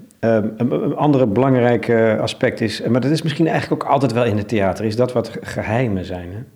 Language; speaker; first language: Dutch; native; Dutch